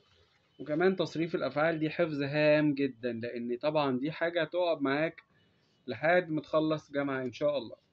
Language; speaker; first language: Arabic; native; Arabic